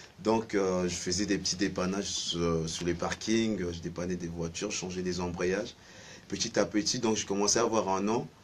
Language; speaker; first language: French; non-native, local second language; Sango